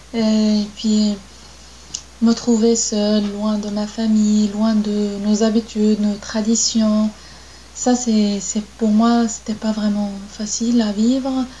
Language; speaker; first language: French; non-native, local second language; Arabic